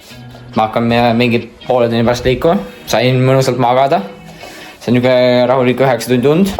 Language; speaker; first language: Estonian; native; Estonian